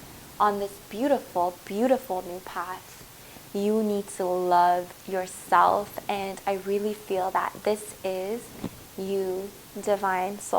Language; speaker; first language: English; native; English